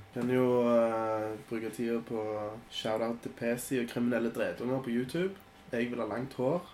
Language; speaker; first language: Norwegian; early bilingual, other home language; Polish